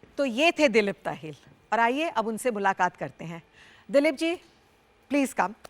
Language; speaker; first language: Hindi; native; Hindi